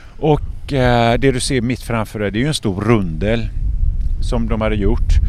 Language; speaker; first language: Swedish; native; Swedish